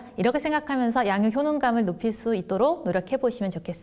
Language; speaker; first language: Korean; native; Korean